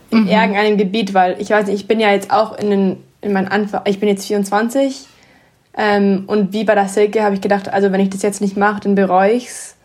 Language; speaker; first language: German; early bilingual, heritage; English